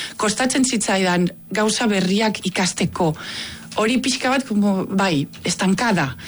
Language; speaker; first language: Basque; non-native, fluent; Catalan